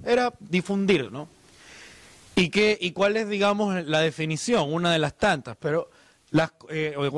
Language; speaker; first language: Spanish; native; Spanish